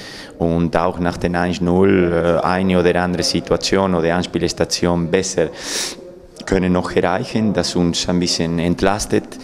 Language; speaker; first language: German; non-native, fluent; Spanish